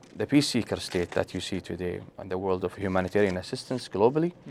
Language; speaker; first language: English; non-native, fluent; Arabic